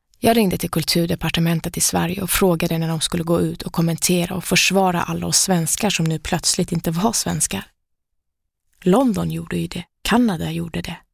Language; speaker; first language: Swedish; early bilingual, other home language; Persian